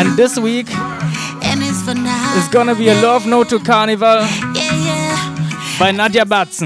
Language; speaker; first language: English; non-native, fluent; German